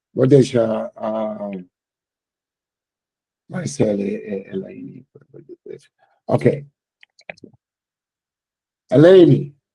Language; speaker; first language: Portuguese; non-native, learner; English